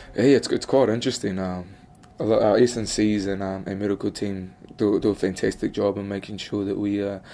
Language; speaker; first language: English; native; English